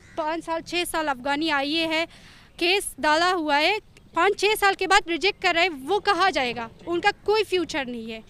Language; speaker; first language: Hindi; non-native, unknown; Persian